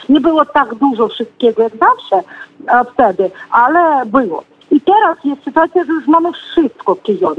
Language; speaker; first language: Polish; non-native, fluent; Ukrainian